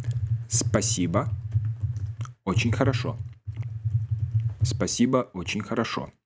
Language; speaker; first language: Russian; non-native, fluent; Serbian